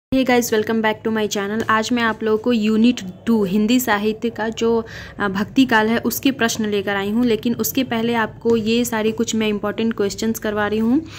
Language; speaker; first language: Hindi; native; Hindi